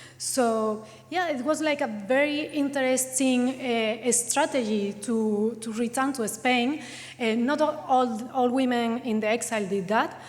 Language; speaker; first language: English; non-native, fluent; Spanish